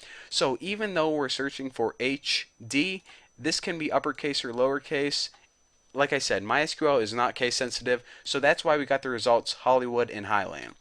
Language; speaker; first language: English; native; English